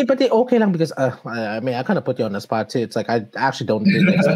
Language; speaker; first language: English; early bilingual, other home language; Filipino